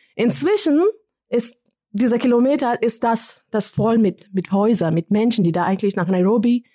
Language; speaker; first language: German; non-native, fluent; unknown